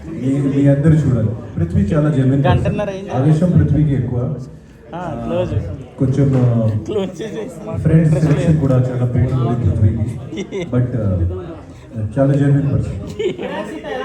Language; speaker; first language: Telugu; non-native, fluent; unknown